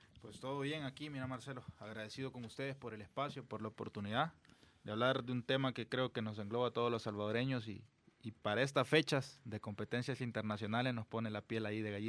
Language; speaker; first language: Spanish; native; Spanish